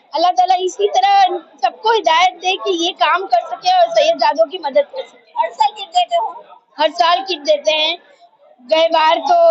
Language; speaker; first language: Hindi; native; Hindi